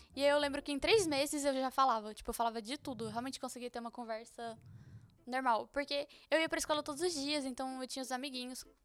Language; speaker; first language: Portuguese; early bilingual, heritage; Portuguese